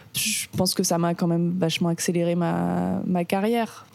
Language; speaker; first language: French; native; French